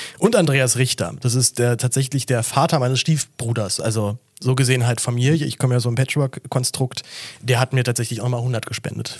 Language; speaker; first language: German; native; German